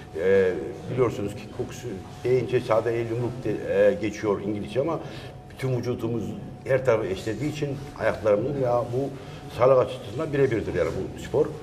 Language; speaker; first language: Turkish; early bilingual, heritage; Turkish